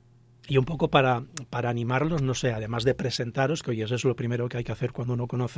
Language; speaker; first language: Spanish; native; Spanish